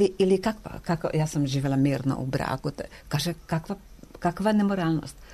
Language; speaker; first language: Serbian; non-native, local second language; Hungarian